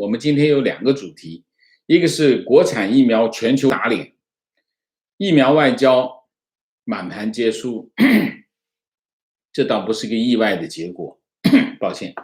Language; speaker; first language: Chinese; native; Chinese